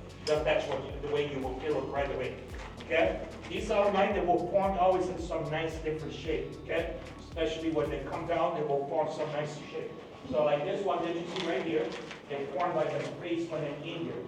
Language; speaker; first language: English; non-native, fluent; Papiamento